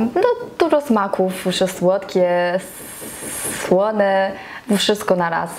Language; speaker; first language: Polish; non-native, learner; Chinese